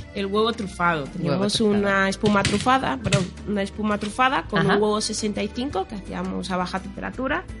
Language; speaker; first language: Spanish; native; Spanish